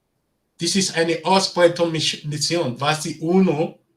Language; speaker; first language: German; non-native, learner; Bini